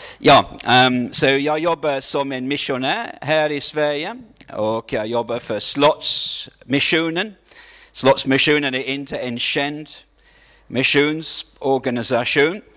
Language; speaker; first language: Swedish; non-native, learner; English